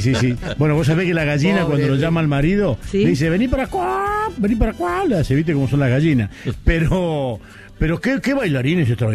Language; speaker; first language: Spanish; native; Spanish